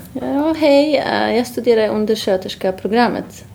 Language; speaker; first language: Swedish; non-native, learner; Polish